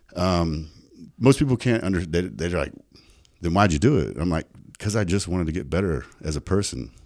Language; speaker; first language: English; native; English